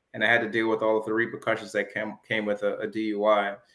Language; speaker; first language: English; early bilingual, other home language; Jamaican Creole English